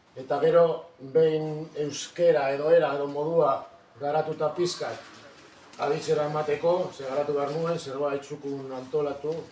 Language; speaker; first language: Basque; non-native, local second language; Spanish